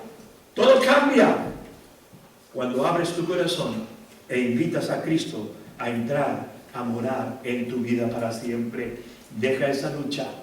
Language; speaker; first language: Spanish; native; Spanish